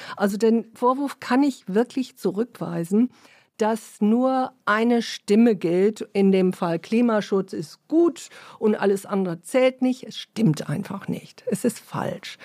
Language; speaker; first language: German; early bilingual, other home language; English